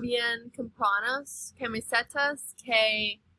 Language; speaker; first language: Spanish; non-native, learner; English